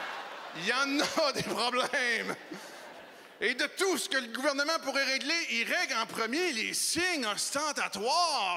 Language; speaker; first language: French; native; French